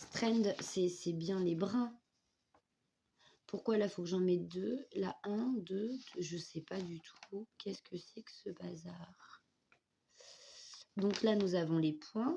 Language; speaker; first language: French; native; French